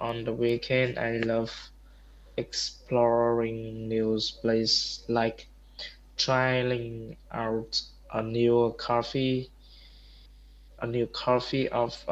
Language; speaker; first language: English; non-native, learner; Vietnamese